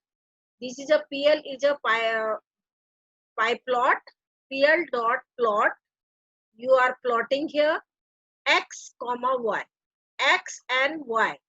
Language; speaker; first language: English; non-native, local second language; Hindi